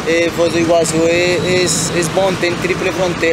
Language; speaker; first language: Portuguese; non-native, learner; Spanish